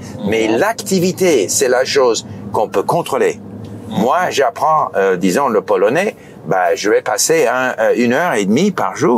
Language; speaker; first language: French; non-native, fluent; English